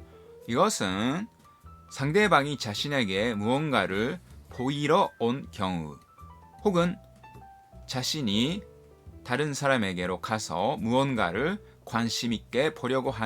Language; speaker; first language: Korean; non-native, fluent; Japanese